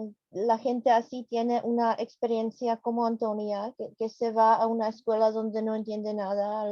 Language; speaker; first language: Spanish; non-native, fluent; Czech